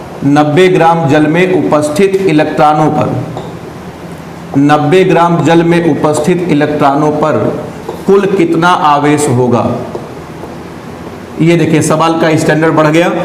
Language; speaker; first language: Hindi; native; Hindi